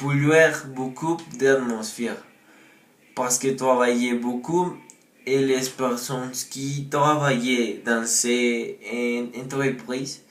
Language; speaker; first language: French; non-native, learner; Spanish